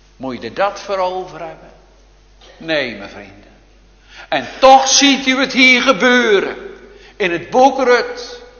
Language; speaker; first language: Dutch; native; Dutch